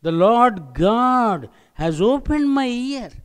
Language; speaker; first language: English; non-native, local second language; Telugu